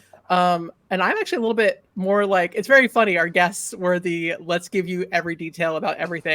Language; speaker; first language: English; native; English